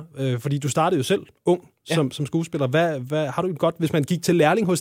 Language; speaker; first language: Danish; native; Danish